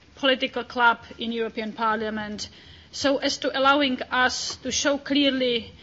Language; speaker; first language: English; non-native, fluent; Czech